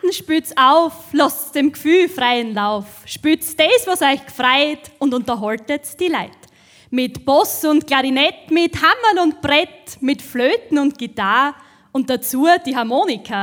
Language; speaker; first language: German; native; German